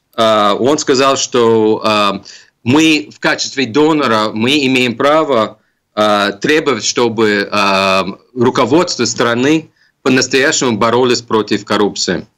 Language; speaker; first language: Russian; non-native, fluent; English